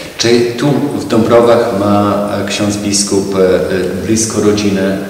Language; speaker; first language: Polish; native; Polish